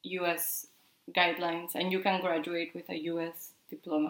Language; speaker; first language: English; non-native, fluent; Spanish